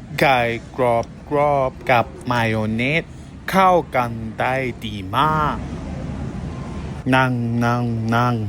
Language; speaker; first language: Thai; non-native, learner; German